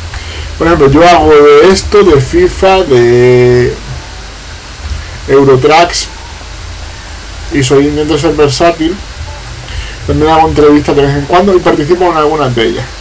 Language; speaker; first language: Spanish; native; Spanish